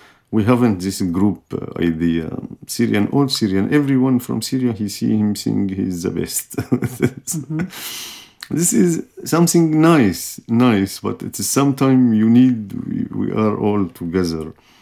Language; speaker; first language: English; non-native, learner; Kurdish